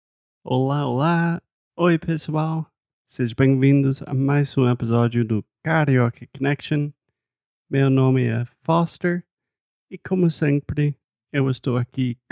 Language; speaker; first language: Portuguese; non-native, fluent; English